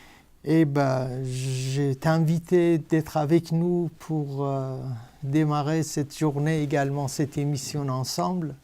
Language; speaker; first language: French; non-native, fluent; Persian